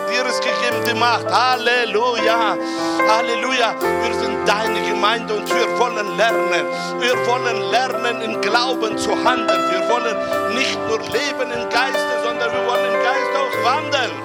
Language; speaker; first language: German; non-native, fluent; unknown